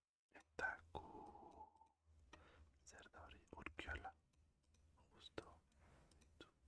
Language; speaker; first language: Basque; non-native, learner; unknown